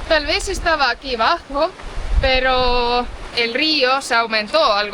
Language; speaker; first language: Spanish; non-native, fluent; Portuguese